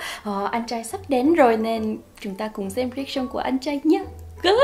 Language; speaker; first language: Vietnamese; non-native, fluent; Korean